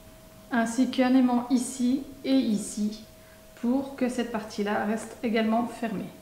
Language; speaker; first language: French; native; French